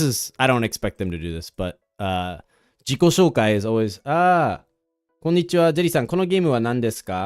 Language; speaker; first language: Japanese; non-native, fluent; English